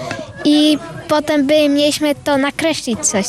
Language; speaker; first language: Polish; early bilingual, heritage; Polish